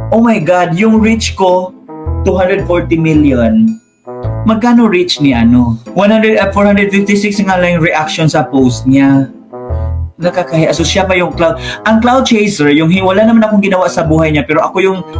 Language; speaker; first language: Filipino; non-native, local second language; Cebuano